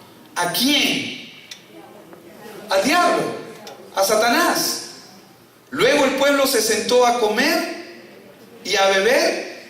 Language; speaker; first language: Spanish; native; Spanish